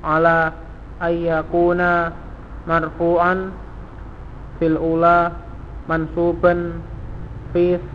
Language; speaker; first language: Arabic; non-native, learner; Indonesian